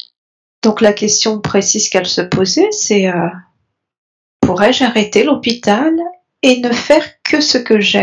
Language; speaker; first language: French; native; French